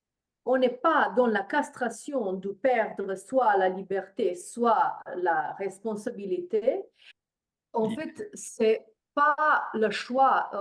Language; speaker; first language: French; non-native, fluent; Slovenian